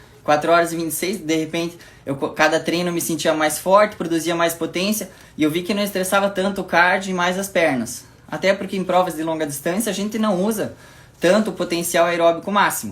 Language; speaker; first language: Portuguese; native; Portuguese